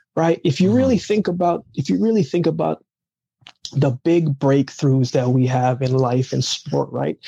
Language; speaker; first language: English; early bilingual, other home language; Jamaican Creole English